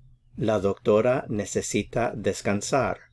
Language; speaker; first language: Spanish; non-native, fluent; English